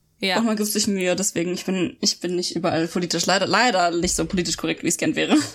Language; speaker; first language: German; native; German